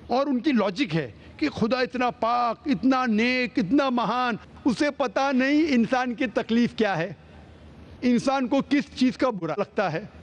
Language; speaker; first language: Hindi; non-native, local second language; Konkani